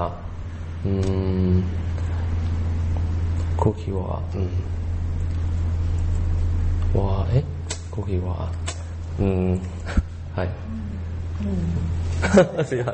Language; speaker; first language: Japanese; non-native, learner; Chinese